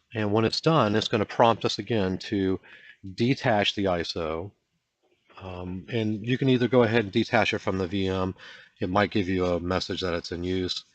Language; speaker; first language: English; native; English